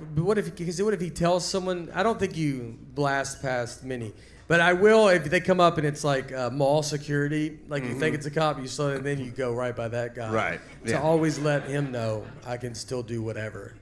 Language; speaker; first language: English; native; English